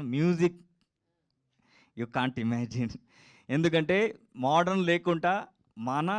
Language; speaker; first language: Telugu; non-native, learner; Kannada